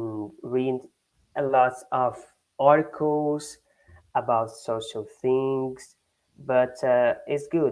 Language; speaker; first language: English; non-native, learner; Portuguese